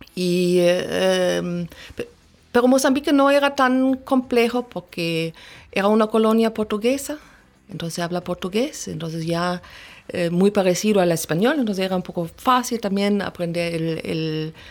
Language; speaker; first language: Spanish; non-native, fluent; German